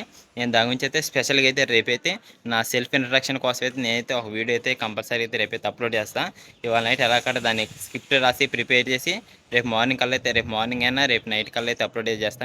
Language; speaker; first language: Telugu; native; Telugu